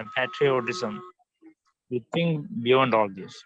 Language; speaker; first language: English; non-native, local second language; Malayalam